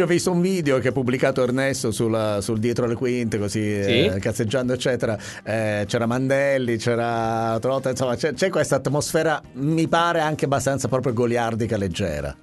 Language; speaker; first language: Italian; native; Italian